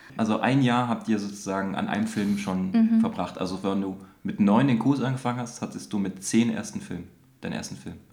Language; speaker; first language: German; native; German